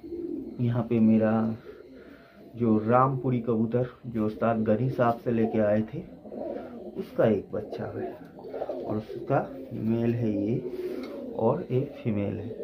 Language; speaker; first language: Hindi; non-native, local second language; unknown